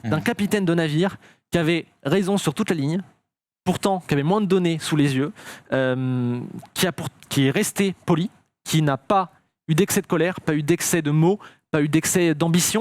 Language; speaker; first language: French; native; French